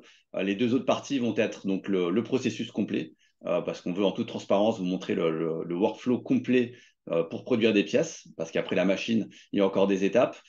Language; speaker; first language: French; native; French